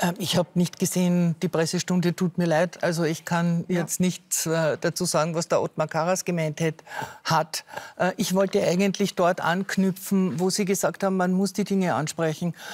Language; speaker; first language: German; native; German